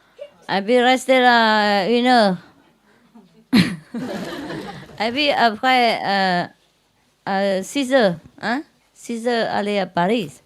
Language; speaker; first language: French; non-native, learner; Vietnamese